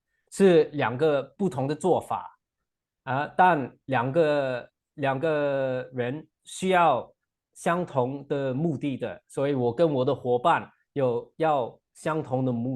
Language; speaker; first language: Chinese; non-native, fluent; English